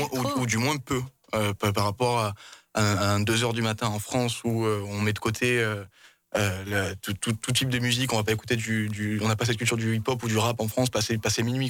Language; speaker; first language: French; native; French